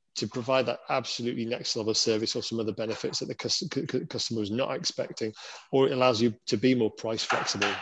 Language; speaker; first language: English; native; English